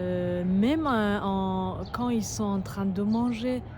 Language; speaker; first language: French; non-native, fluent; Persian